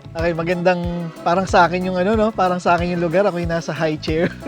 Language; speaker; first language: Filipino; native; Filipino